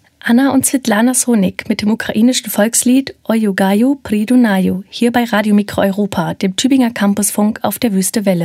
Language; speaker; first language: German; native; German